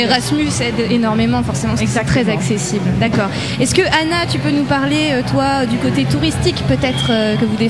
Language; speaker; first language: French; native; French